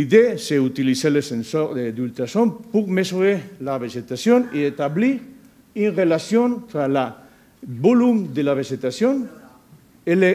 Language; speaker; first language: French; non-native, learner; Spanish